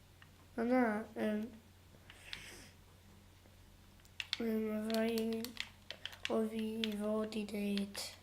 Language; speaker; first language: Welsh; non-native, local second language; English